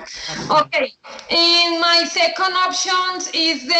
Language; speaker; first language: English; non-native, learner; Spanish